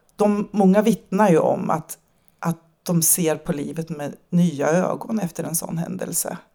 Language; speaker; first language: Swedish; native; Swedish